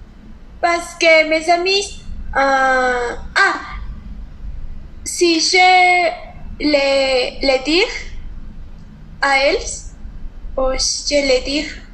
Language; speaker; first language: French; non-native, learner; Spanish